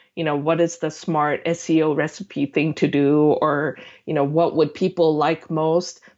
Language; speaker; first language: English; non-native, fluent; Korean